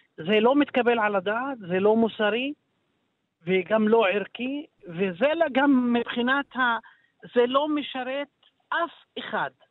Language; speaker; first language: Hebrew; non-native, local second language; Arabic